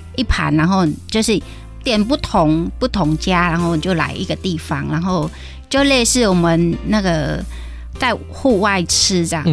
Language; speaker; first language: Chinese; non-native, fluent; Khmer